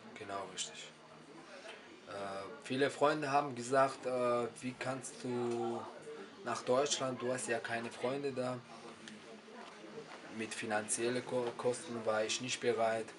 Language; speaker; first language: German; non-native, fluent; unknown